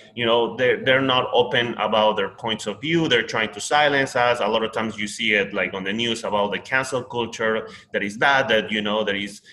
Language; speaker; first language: English; non-native, fluent; Spanish